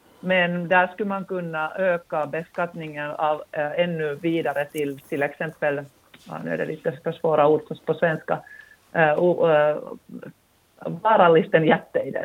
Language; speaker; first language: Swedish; non-native, local second language; Finnish